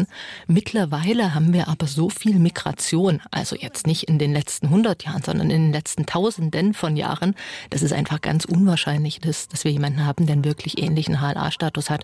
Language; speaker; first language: German; native; German